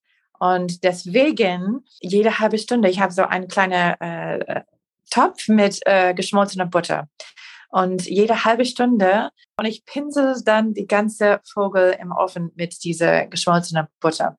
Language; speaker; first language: German; non-native, fluent; English